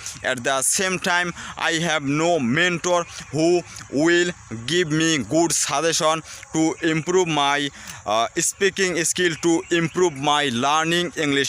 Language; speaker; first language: English; non-native, learner; Bangla